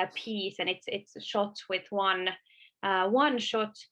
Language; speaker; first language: English; non-native, fluent; Finnish